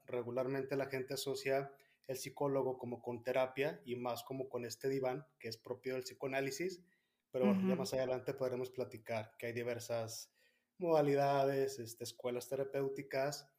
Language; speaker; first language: Spanish; native; Spanish